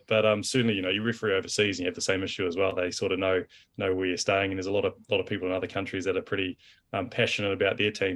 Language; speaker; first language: English; native; English